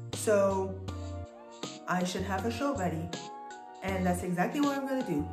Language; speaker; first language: English; non-native, fluent; French